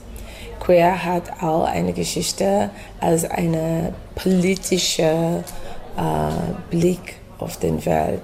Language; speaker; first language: German; non-native, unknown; English